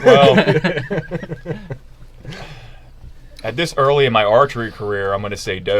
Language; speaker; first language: English; native; English